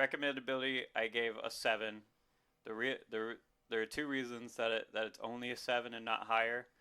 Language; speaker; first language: English; native; English